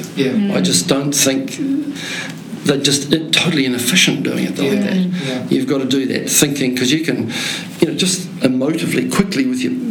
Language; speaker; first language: English; native; English